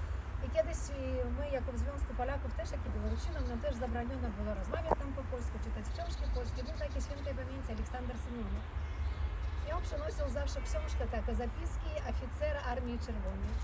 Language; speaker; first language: Polish; early bilingual, heritage; Polish